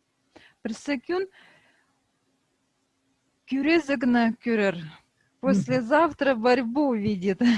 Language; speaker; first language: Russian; native; Russian